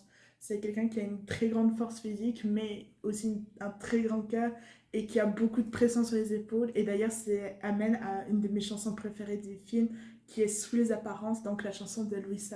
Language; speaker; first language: French; native; French